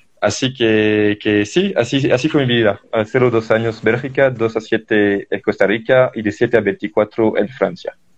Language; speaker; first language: Spanish; non-native, fluent; French